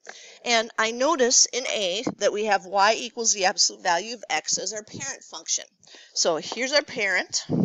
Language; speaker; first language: English; native; English